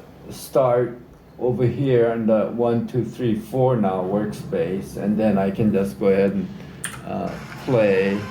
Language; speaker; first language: English; native; English